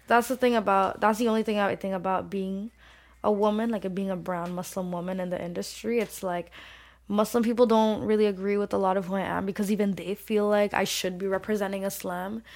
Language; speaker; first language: English; early bilingual, other home language; Bangla